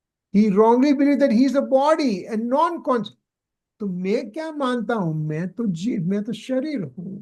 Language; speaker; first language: Hindi; non-native, local second language; Gujarati